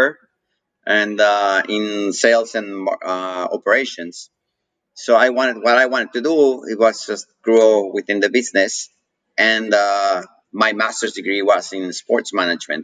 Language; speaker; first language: English; non-native, fluent; Spanish